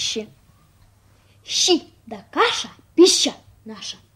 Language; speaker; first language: Russian; native; Russian